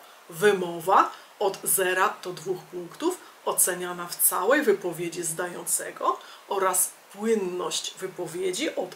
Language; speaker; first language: Polish; native; Polish